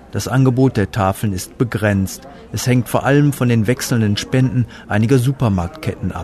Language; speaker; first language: German; native; German